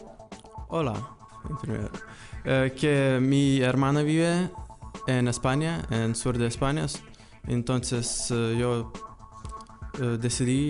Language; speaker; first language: Spanish; non-native, learner; Lithuanian